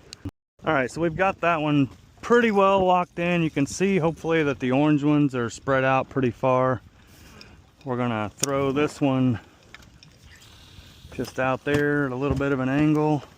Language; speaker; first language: English; native; English